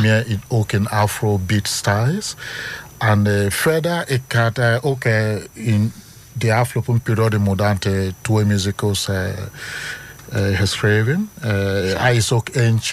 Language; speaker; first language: Dutch; non-native, learner; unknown